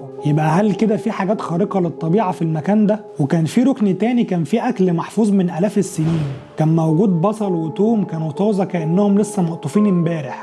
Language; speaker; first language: Arabic; native; Arabic